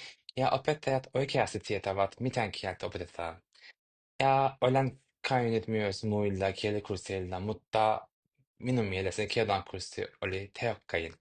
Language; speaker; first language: Finnish; non-native, learner; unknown